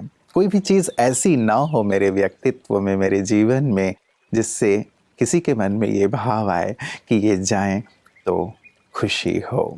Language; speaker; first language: Hindi; native; Hindi